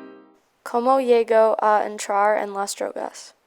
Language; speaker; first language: Spanish; non-native, learner; English